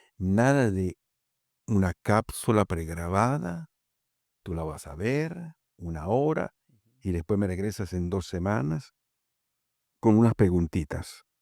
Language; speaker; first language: Spanish; early bilingual, other home language; Italian